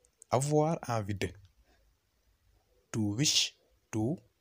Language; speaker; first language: French; non-native, local second language; Wolof